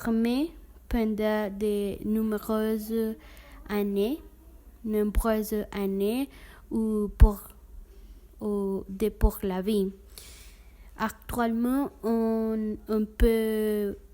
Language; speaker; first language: French; non-native, learner; Spanish